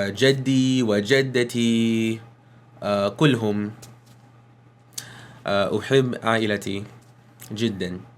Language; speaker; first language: Arabic; non-native, learner; English